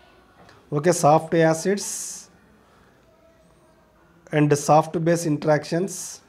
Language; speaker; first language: English; non-native, local second language; Telugu